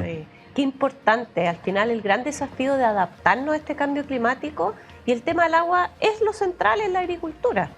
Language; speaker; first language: Spanish; native; Spanish